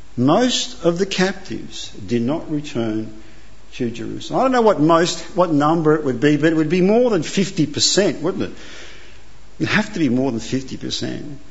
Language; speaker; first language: English; native; English